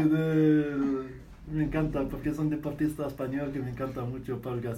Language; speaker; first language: Spanish; non-native, fluent; Arabic